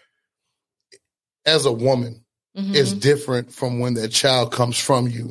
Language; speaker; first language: English; native; English